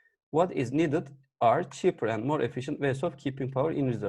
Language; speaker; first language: English; non-native, fluent; Turkish